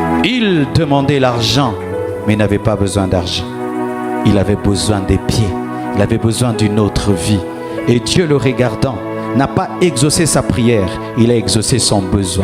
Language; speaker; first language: French; non-native, local second language; Lingala